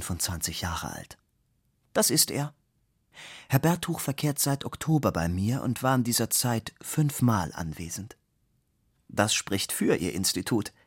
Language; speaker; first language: German; native; German